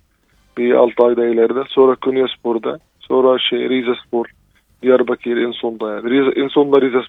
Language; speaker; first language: Turkish; non-native, fluent; Arabic